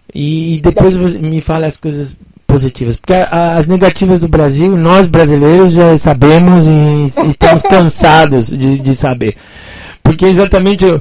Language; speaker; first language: Portuguese; native; Portuguese